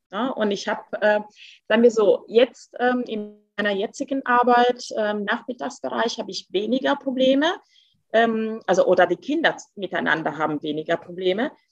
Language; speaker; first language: German; non-native, fluent; Italian